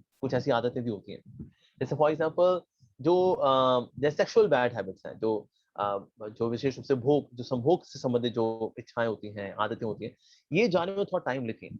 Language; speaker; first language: Hindi; native; Hindi